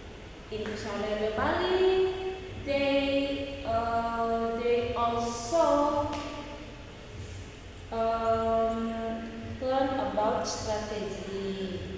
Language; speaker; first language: English; non-native, learner; Indonesian